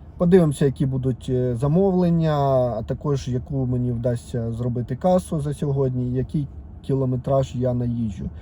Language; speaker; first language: Ukrainian; non-native, local second language; Russian